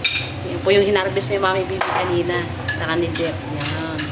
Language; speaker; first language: Filipino; native; Filipino